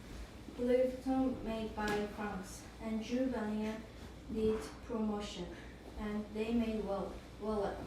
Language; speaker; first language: English; non-native, learner; Korean